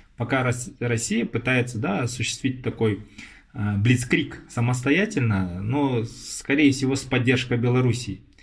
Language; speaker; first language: Russian; non-native, local second language; Kazakh